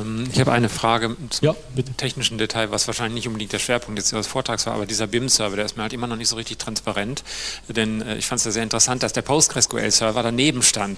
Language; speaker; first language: German; native; German